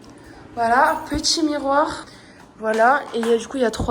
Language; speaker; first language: French; native; French